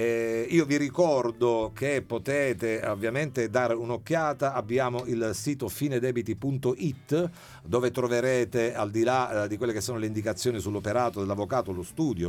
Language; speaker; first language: Italian; native; Italian